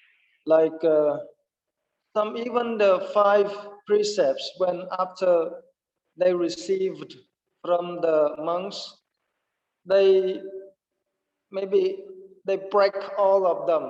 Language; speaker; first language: English; non-native, fluent; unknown